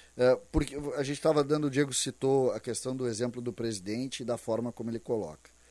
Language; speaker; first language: Portuguese; native; Portuguese